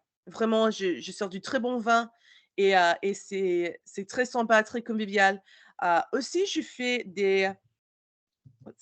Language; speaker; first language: French; non-native, learner; English